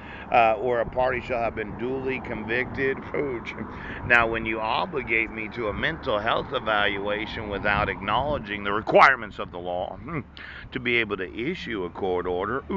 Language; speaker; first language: English; native; English